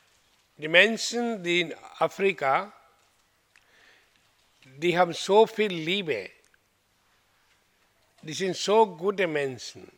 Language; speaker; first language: German; non-native, fluent; Hindi